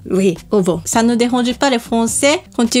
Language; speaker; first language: French; non-native, learner; Japanese